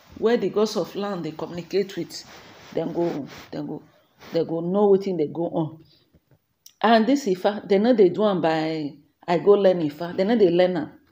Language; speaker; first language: Nigerian Pidgin; non-native, local second language; Igbo